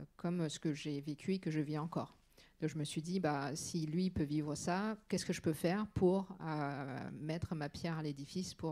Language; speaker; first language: French; native; French